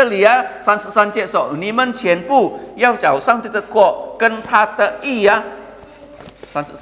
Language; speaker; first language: Chinese; early bilingual, heritage; Chinese